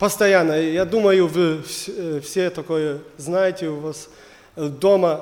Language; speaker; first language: Russian; non-native, learner; German